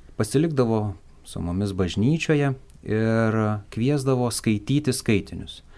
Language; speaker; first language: Lithuanian; native; Lithuanian